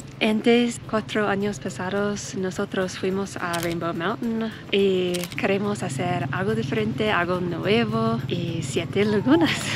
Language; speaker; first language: Spanish; non-native, learner; English